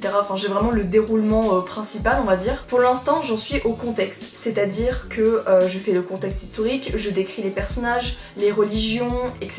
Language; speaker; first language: French; native; French